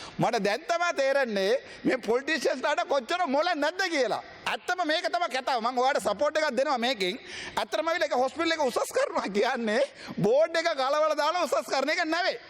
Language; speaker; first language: Sinhala; non-native, local second language; Tamil